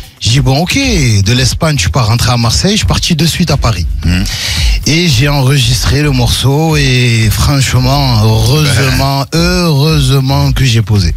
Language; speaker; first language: French; native; French